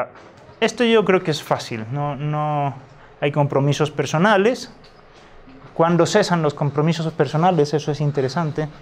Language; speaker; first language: Spanish; native; Spanish